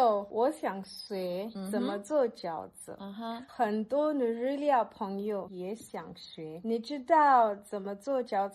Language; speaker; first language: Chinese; non-native, learner; English